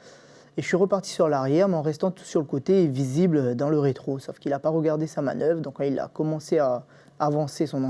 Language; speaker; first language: French; native; French